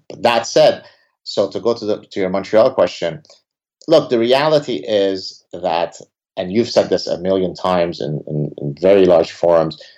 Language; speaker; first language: English; early bilingual, other home language; Arabic